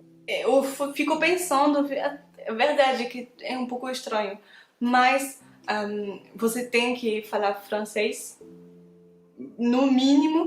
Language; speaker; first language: Portuguese; non-native, fluent; French